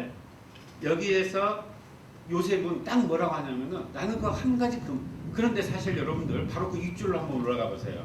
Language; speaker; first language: Korean; native; Korean